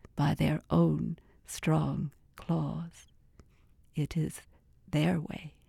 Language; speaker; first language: English; native; English